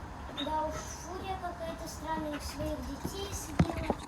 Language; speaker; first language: Russian; native; Russian